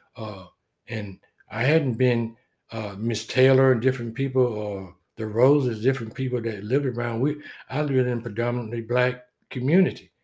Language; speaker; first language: English; native; English